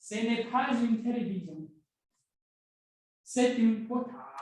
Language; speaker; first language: French; non-native, fluent; English